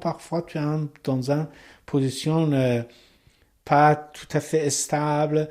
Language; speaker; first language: French; non-native, learner; Persian